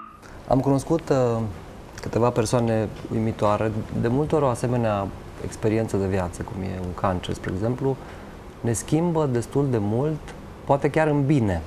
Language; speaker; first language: Romanian; native; Romanian